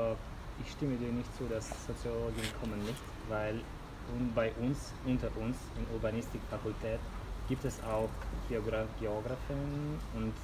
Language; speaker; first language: German; non-native, fluent; Russian